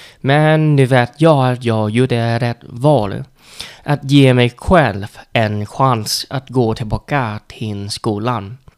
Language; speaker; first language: Swedish; non-native, learner; Vietnamese